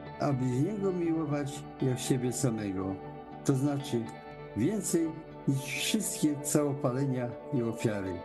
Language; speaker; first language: Polish; native; Polish